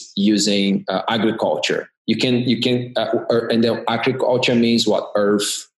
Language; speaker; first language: English; non-native, fluent; Portuguese